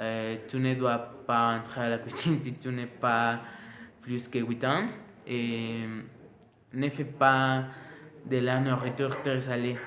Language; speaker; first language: French; non-native, learner; Spanish